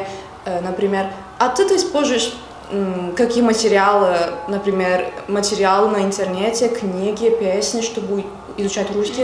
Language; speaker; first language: Russian; non-native, fluent; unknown